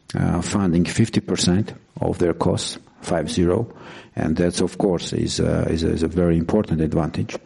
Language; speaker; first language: English; non-native, fluent; Georgian